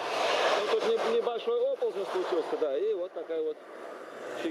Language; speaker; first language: Russian; native; Russian